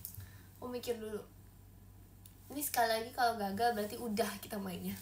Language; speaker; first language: Indonesian; native; Indonesian